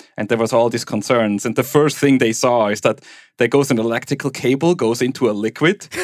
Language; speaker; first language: English; non-native, fluent; German